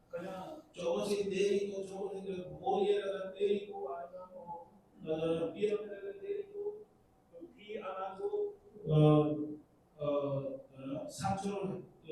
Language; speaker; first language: Korean; non-native, learner; Indonesian